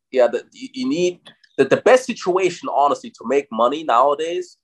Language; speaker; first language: English; non-native, fluent; German